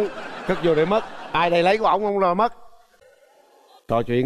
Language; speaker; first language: Vietnamese; native; Vietnamese